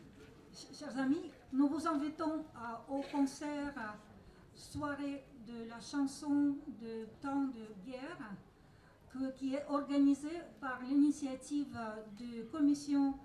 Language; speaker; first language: French; non-native, fluent; Russian